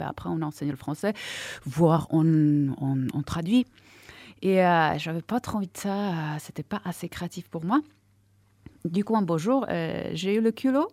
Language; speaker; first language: French; non-native, fluent; Czech